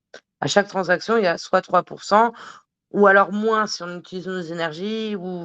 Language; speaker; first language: French; native; French